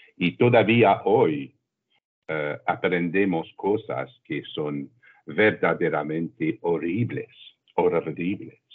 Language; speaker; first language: Spanish; non-native, learner; French